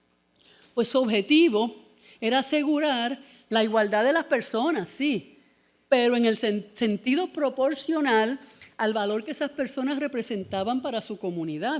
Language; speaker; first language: Spanish; native; Spanish